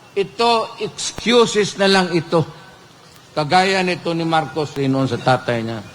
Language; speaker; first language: Filipino; non-native, local second language; Cebuano